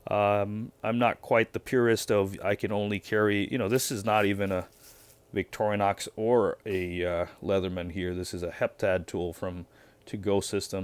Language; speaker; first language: English; native; English